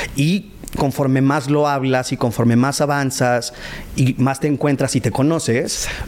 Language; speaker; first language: Spanish; native; Spanish